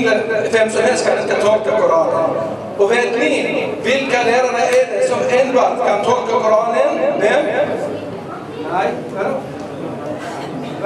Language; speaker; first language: Swedish; early bilingual, other home language; Arabic